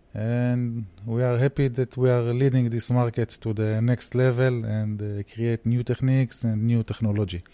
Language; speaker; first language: English; early bilingual, heritage; Hebrew